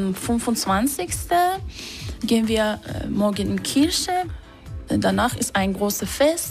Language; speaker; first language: German; non-native, fluent; Persian